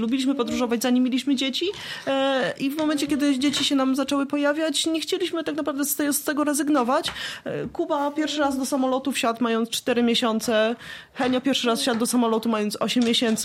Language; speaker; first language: Polish; native; Polish